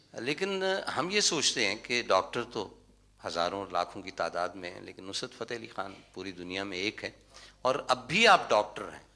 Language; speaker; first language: Urdu; non-native, local second language; Punjabi